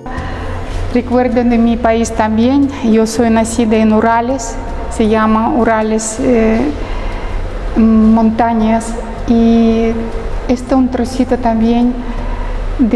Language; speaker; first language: Spanish; non-native, learner; Russian